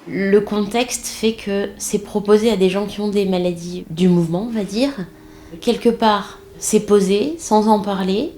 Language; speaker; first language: French; native; French